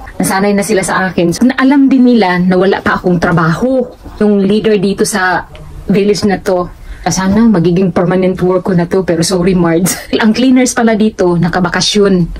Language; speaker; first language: Filipino; native; Filipino